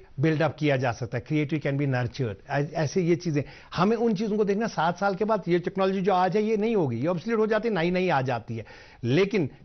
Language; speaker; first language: Hindi; non-native, local second language; Kashmiri